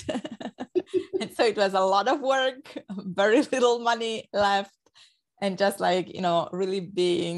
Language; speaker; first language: English; non-native, fluent; Italian